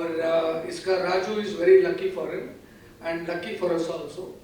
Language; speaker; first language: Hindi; non-native, local second language; Kannada